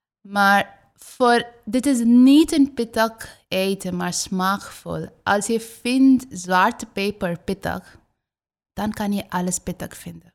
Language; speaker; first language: Dutch; non-native, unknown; Bangla